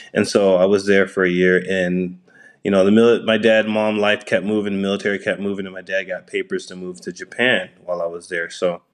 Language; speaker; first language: English; early bilingual, other home language; Japanese